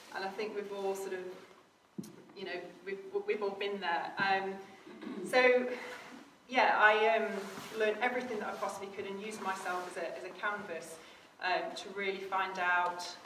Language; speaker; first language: English; native; English